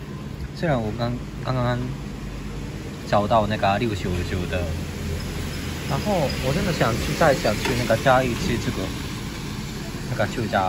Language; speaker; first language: Chinese; non-native, fluent; Japanese